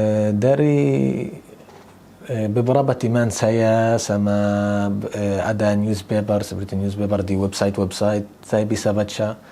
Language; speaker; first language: Indonesian; non-native, fluent; Arabic